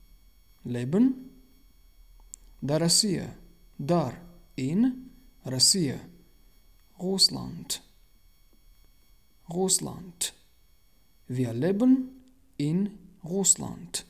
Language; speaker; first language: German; non-native, learner; Tajik